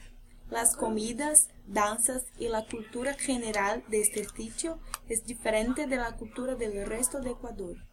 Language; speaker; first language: Spanish; non-native, learner; English